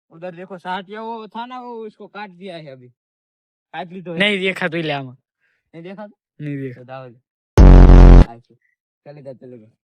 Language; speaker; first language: Hindi; non-native, local second language; Gujarati